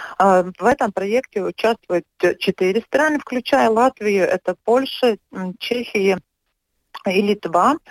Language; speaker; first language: Russian; non-native, local second language; Latvian